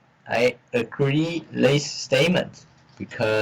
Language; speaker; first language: English; non-native, learner; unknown